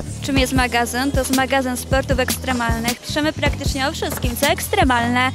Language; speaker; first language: Polish; native; Polish